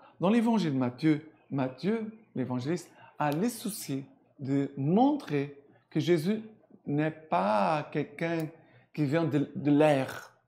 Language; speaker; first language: French; non-native, fluent; Portuguese